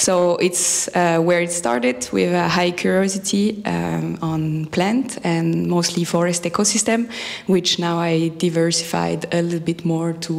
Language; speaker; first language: English; non-native, fluent; French